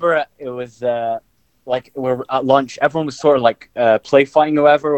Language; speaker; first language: English; native; English